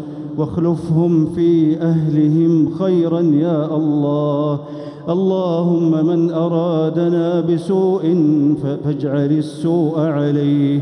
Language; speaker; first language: Arabic; native; Arabic